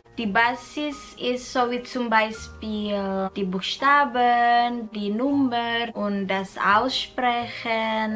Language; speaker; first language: German; non-native, fluent; Indonesian